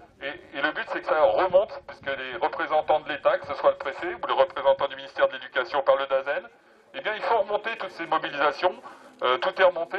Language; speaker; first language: French; native; French